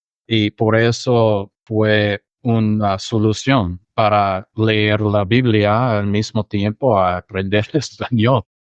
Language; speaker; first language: Spanish; non-native, fluent; English